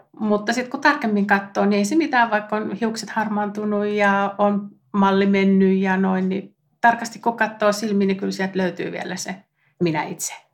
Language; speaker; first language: Finnish; native; Finnish